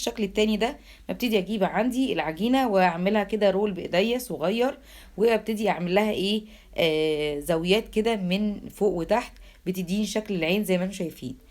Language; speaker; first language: Arabic; native; Arabic